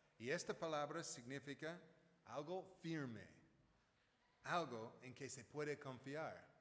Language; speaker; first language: Spanish; non-native, fluent; English